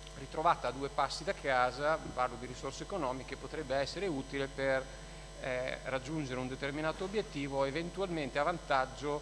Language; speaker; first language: Italian; native; Italian